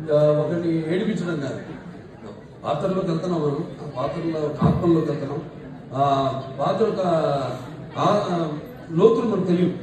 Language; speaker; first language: Telugu; native; Telugu